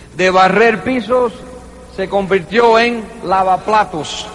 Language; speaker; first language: Spanish; early bilingual, heritage; Spanish